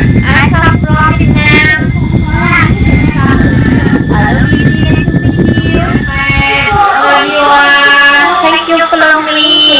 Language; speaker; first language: English; non-native, learner; Vietnamese